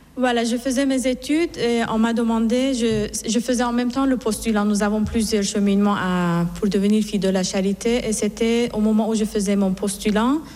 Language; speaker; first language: French; non-native, fluent; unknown